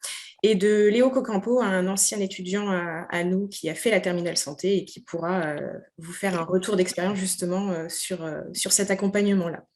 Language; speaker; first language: French; native; French